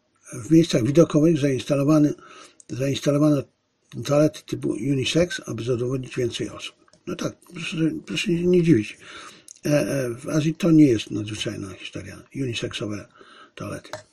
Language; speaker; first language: Polish; native; Polish